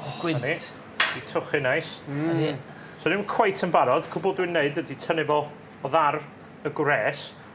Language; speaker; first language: Welsh; native; Welsh